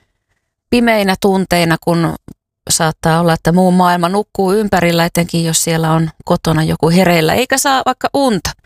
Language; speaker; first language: Finnish; native; Finnish